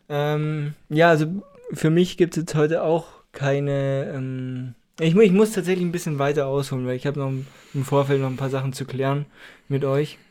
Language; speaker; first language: German; native; German